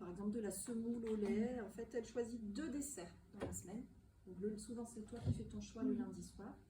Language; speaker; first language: French; native; French